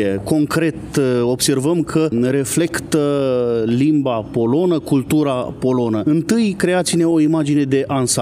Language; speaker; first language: Romanian; native; Romanian